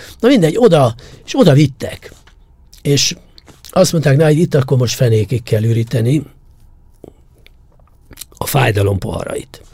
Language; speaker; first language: Hungarian; native; Hungarian